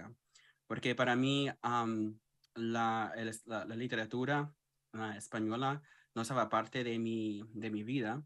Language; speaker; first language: Spanish; early bilingual, heritage; English